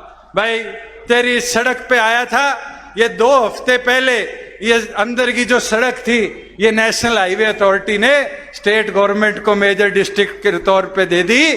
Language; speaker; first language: Hindi; native; Hindi